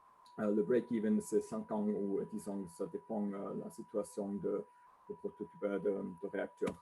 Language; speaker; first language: French; non-native, learner; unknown